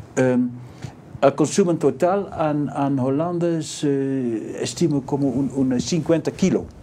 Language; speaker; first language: Spanish; non-native, learner; Dutch